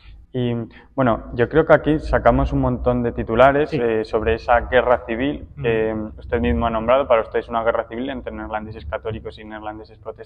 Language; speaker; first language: Spanish; native; Spanish